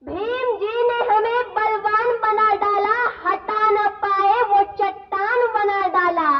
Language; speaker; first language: Hindi; non-native, local second language; Marathi